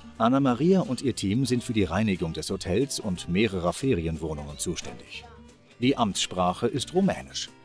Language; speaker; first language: German; native; German